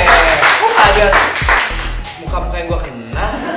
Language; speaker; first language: Indonesian; native; Indonesian